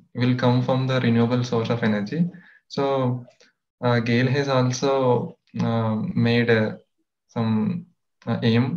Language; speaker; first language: English; non-native, local second language; Telugu